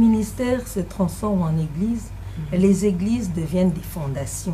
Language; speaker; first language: French; non-native, local second language; Lingala